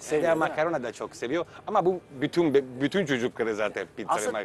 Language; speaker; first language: Turkish; non-native, learner; Italian